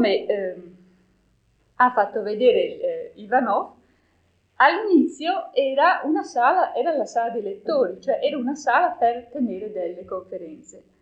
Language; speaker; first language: Italian; native; Italian